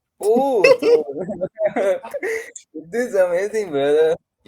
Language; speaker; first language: English; non-native, learner; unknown